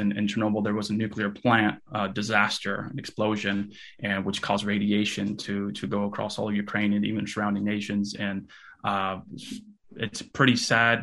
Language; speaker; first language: English; early bilingual, other home language; Russian